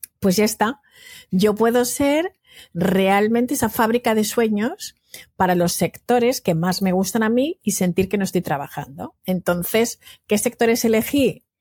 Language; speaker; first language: Spanish; native; Spanish